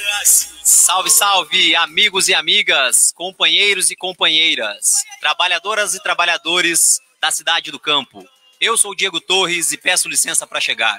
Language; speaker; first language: Portuguese; native; Portuguese